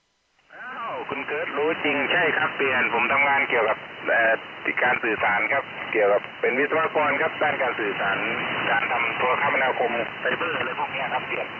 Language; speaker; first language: Thai; native; Thai